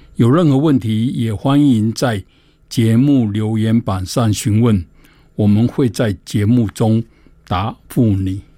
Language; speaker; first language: Chinese; native; Chinese